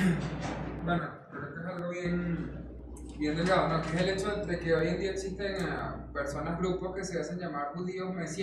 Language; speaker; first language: Spanish; native; Spanish